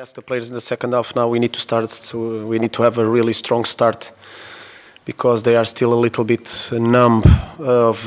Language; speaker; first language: English; non-native, fluent; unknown